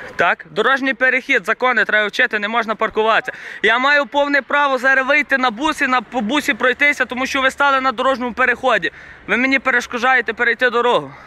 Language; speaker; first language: Ukrainian; native; Ukrainian